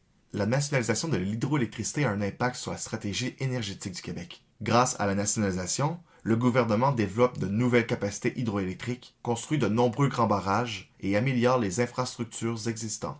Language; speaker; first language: French; native; French